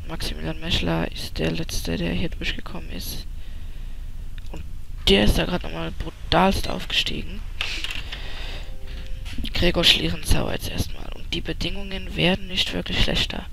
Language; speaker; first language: German; native; German